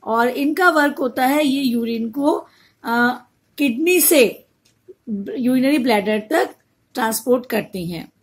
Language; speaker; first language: Hindi; native; Hindi